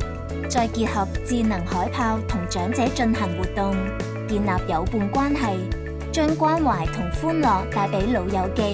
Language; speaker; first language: Cantonese; native; Cantonese